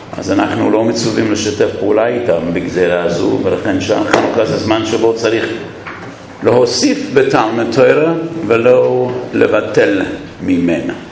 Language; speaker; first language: Hebrew; non-native, fluent; English